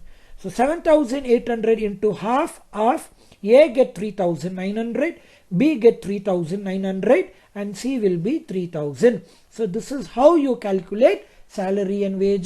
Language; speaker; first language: English; non-native, local second language; Kannada